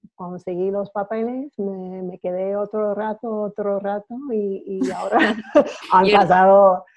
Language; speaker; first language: Spanish; non-native, fluent; English